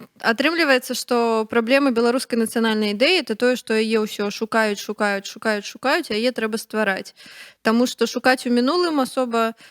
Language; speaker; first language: Belarusian; non-native, local second language; Russian